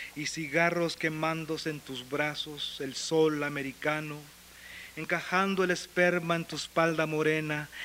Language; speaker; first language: Spanish; early bilingual, heritage; Spanish